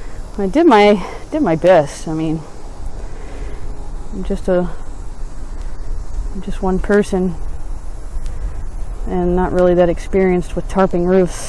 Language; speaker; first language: English; native; English